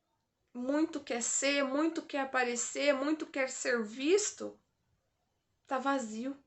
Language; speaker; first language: Portuguese; native; Portuguese